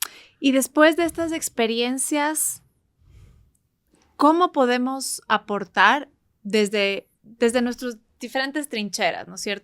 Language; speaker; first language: Spanish; native; Spanish